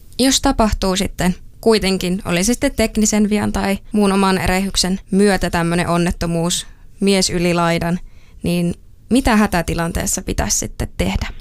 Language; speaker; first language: Finnish; native; Finnish